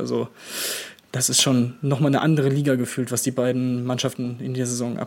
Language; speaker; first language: German; native; German